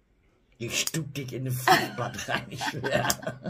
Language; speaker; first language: German; native; German